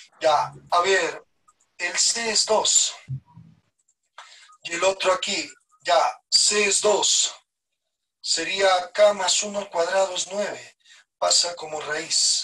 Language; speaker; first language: Spanish; native; Spanish